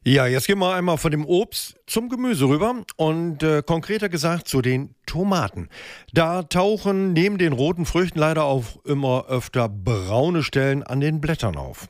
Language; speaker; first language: German; native; German